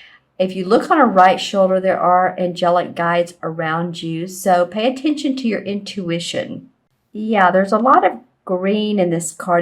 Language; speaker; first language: English; native; English